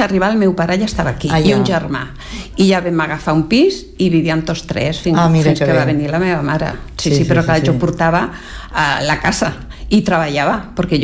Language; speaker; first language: Catalan; native; Catalan